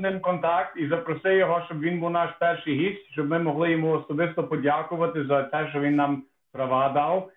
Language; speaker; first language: Ukrainian; early bilingual, heritage; Ukrainian